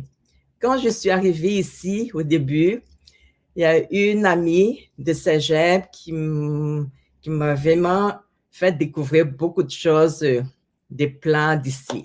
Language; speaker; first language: French; non-native, fluent; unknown